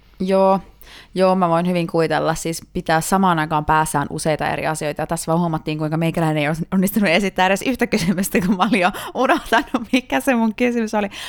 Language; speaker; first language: Finnish; native; Finnish